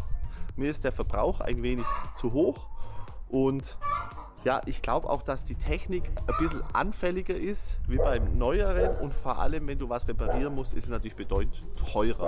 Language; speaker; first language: German; native; German